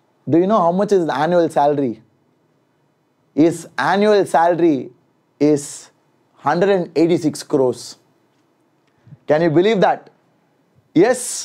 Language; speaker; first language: English; non-native, local second language; Tamil